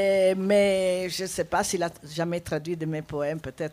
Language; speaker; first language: French; non-native, fluent; Italian